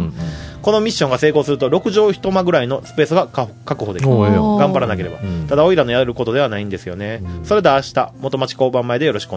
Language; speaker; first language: Japanese; native; Japanese